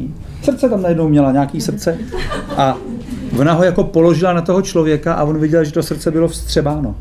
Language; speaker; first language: Czech; native; Czech